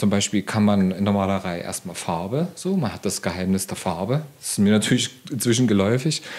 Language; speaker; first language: German; native; German